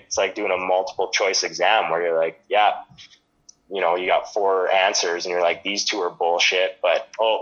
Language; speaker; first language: English; native; English